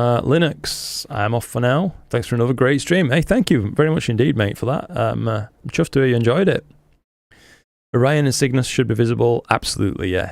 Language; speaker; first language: English; native; English